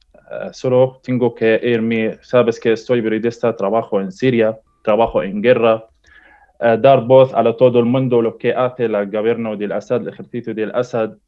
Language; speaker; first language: Spanish; non-native, learner; Arabic